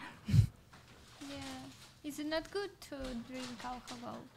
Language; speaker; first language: English; non-native, learner; Russian